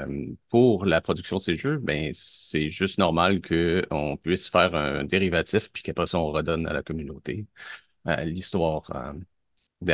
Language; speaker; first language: French; native; French